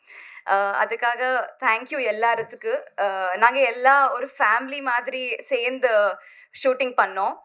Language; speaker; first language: Tamil; non-native, learner; Telugu